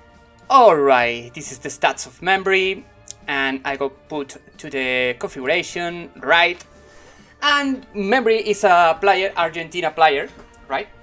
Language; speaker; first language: English; non-native, learner; Spanish